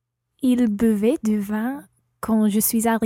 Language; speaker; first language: French; non-native, learner; English